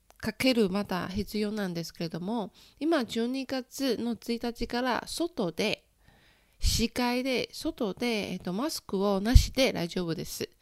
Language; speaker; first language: Japanese; non-native, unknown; Chinese